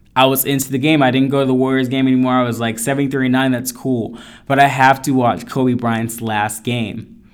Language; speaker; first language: English; native; English